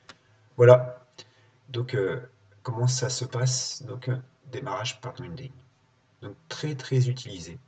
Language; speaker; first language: French; native; French